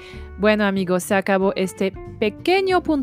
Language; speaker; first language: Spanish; non-native, fluent; French